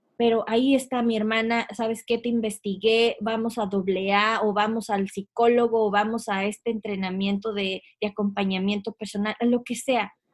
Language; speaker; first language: Spanish; native; Spanish